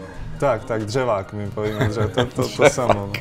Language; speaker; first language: Polish; non-native, learner; Czech